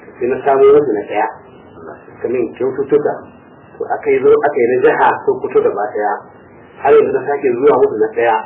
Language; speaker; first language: Hausa; non-native, local second language; Fula